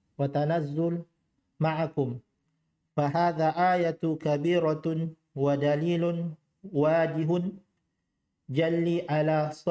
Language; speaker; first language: Arabic; non-native, learner; Indonesian